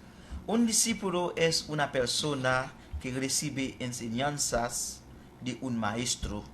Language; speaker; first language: Spanish; non-native, fluent; Haitian Creole